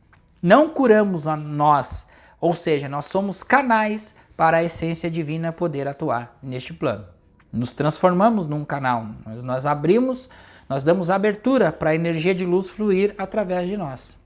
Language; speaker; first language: Portuguese; native; Portuguese